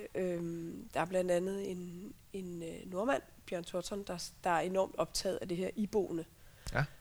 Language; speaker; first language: Danish; native; Danish